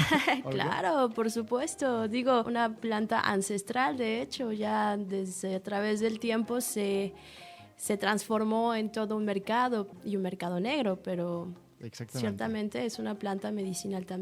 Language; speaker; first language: Spanish; native; Spanish